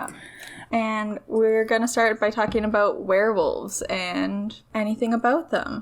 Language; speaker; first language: English; native; English